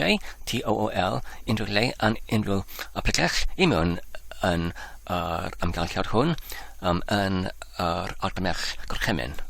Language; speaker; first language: Welsh; non-native, fluent; English